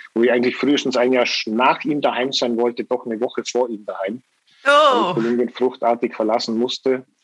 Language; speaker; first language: German; native; German